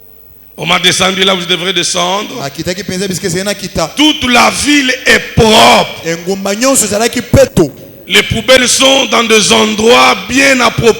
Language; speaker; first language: French; non-native, local second language; Lingala